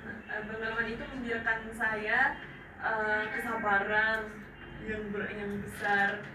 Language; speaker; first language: Indonesian; non-native, fluent; Arabic